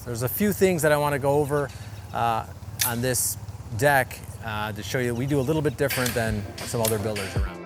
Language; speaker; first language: English; native; English